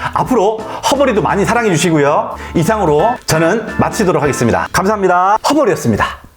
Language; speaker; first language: Korean; native; Korean